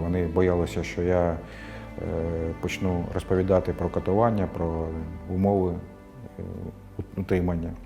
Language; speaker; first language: Ukrainian; non-native, local second language; Russian